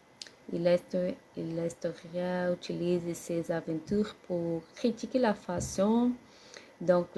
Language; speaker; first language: French; non-native, learner; Portuguese